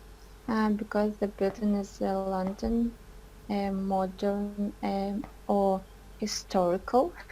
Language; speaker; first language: English; non-native, learner; Russian